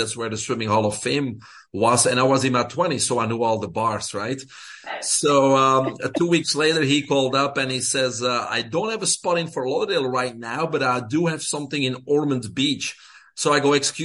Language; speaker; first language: English; non-native, fluent; Dutch